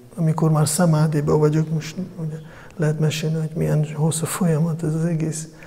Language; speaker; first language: Hungarian; non-native, fluent; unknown